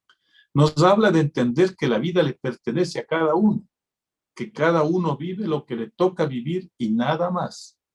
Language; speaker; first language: Spanish; native; Spanish